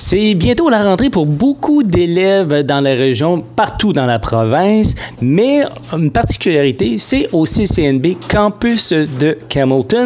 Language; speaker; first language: French; native; French